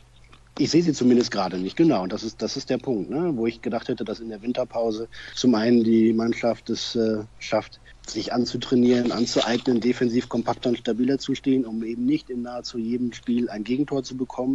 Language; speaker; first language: German; native; German